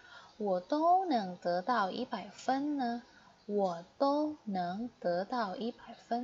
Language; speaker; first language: Chinese; non-native, fluent; Indonesian